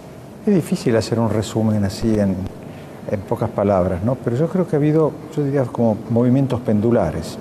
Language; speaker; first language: Spanish; native; Spanish